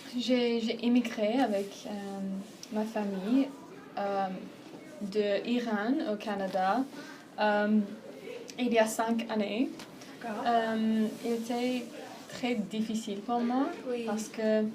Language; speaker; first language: French; non-native, learner; Persian